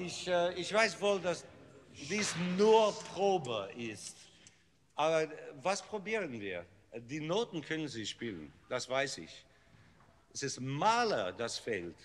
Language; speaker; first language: German; non-native, learner; English